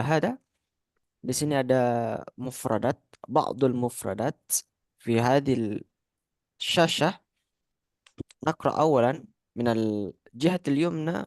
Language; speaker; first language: Arabic; non-native, fluent; Indonesian